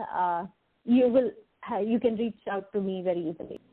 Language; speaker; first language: English; non-native, local second language; Hindi